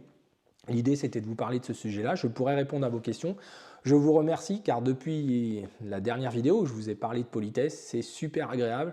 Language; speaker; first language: French; native; French